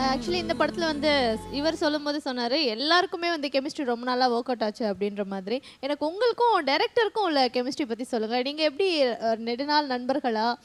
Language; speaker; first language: Tamil; native; Tamil